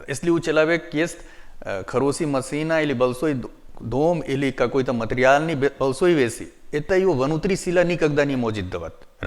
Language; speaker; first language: Russian; non-native, learner; Hindi